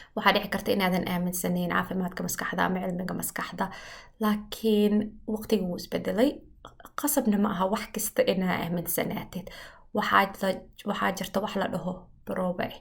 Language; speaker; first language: Somali; early bilingual, heritage; Somali